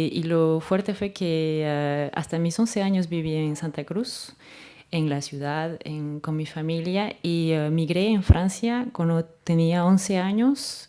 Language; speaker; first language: Spanish; native; Spanish